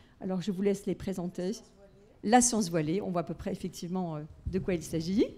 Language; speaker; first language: French; native; French